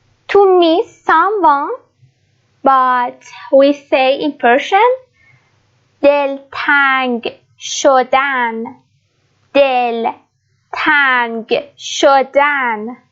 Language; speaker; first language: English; non-native, learner; Persian